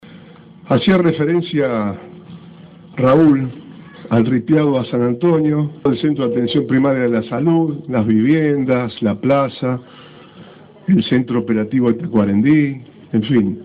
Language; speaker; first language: Spanish; native; Spanish